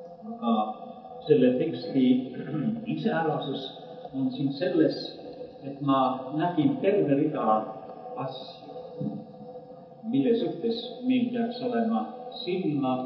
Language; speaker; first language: Finnish; non-native, learner; Estonian